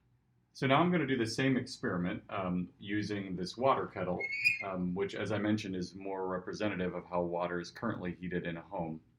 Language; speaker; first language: English; native; English